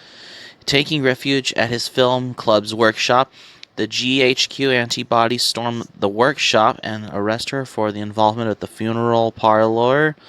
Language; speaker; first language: English; native; English